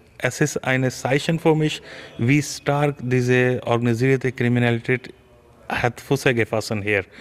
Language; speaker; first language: German; non-native, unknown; Urdu